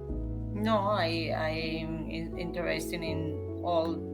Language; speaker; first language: English; non-native, learner; Spanish